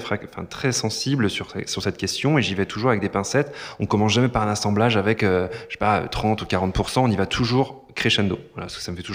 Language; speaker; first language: French; native; French